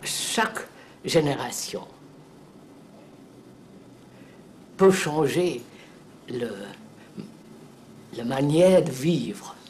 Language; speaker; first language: French; non-native, fluent; Telugu